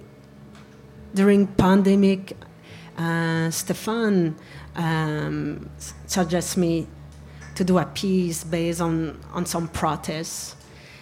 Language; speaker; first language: English; non-native, learner; French